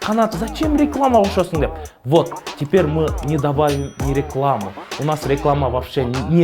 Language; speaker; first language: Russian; non-native, local second language; Kyrgyz